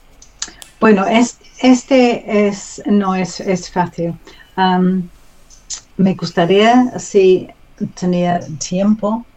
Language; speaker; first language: Spanish; non-native, learner; English